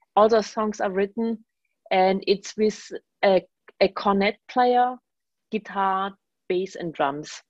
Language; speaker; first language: English; non-native, fluent; German